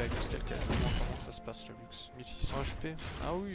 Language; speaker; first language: French; native; French